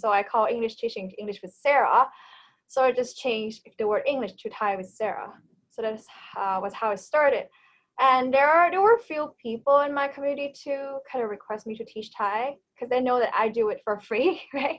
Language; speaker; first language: English; non-native, fluent; Thai